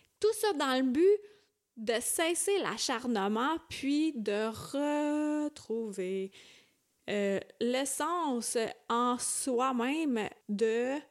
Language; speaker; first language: French; native; French